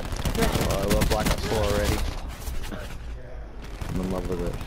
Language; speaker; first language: English; native; English